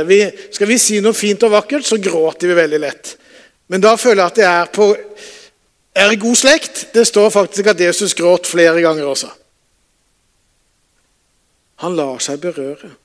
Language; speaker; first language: Norwegian; native; Norwegian